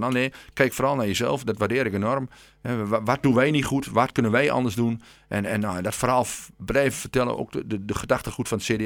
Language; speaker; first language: Dutch; native; Dutch